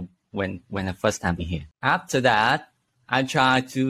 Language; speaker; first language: English; non-native, learner; Vietnamese